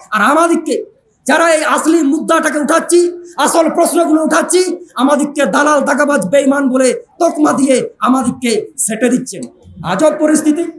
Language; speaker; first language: Bangla; non-native, local second language; Santali